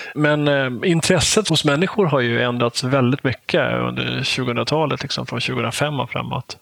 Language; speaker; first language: Swedish; native; Swedish